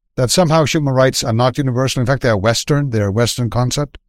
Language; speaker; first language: English; non-native, fluent; Greek